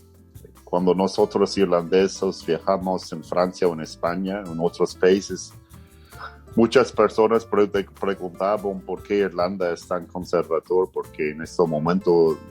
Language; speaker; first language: Spanish; non-native, fluent; English